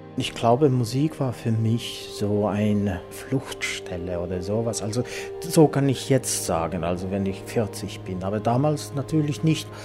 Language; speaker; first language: German; non-native, fluent; Estonian